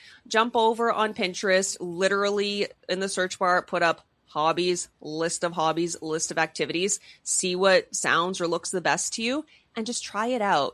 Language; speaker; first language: English; native; English